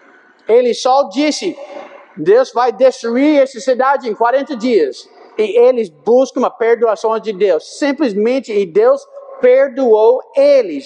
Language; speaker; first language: Portuguese; non-native, fluent; English